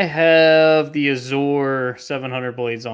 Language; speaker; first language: English; native; English